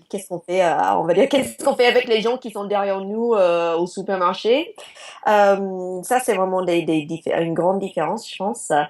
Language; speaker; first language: French; non-native, fluent; English